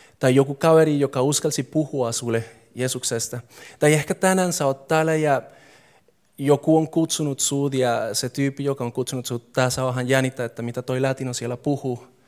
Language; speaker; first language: Finnish; non-native, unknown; English